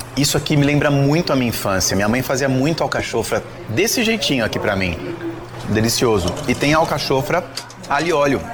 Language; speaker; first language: Portuguese; native; Portuguese